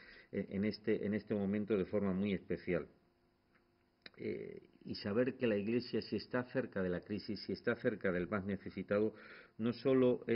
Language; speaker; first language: Spanish; native; Spanish